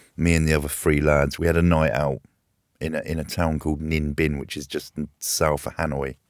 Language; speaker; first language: English; native; English